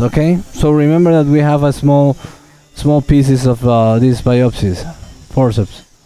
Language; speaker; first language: English; non-native, fluent; Spanish